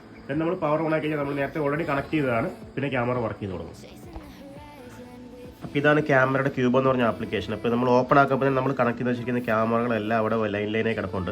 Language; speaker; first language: Malayalam; native; Malayalam